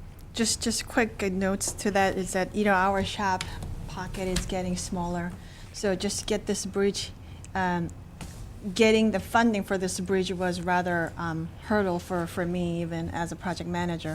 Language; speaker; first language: English; non-native, fluent; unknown